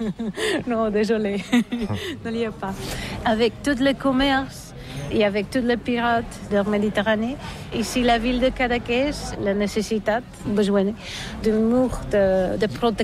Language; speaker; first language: French; non-native, learner; Catalan